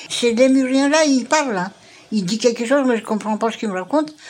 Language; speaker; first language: French; non-native, local second language; Malagasy